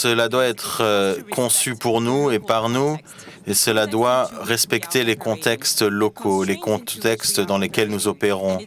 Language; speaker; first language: French; native; French